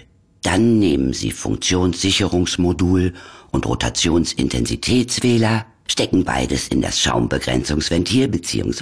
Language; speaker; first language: German; native; German